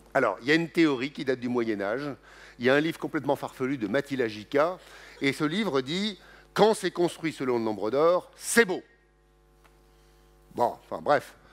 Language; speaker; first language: French; native; French